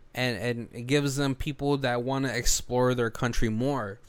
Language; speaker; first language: English; native; English